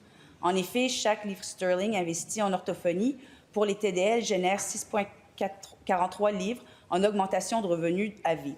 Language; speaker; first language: French; native; French